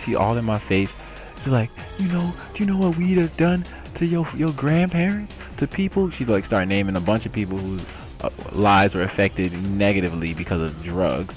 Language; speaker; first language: English; native; English